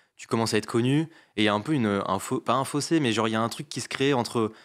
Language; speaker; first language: French; native; French